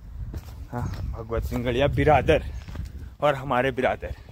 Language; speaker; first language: Hindi; native; Hindi